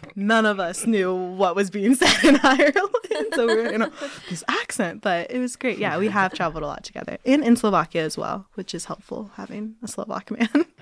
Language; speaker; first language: English; native; English